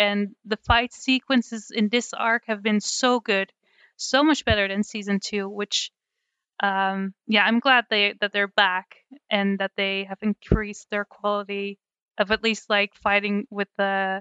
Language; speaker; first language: English; non-native, fluent; Dutch